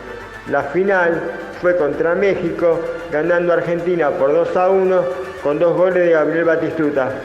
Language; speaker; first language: Spanish; native; Spanish